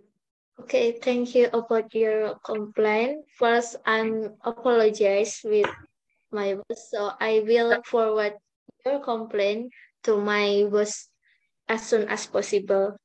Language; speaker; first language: English; non-native, learner; Indonesian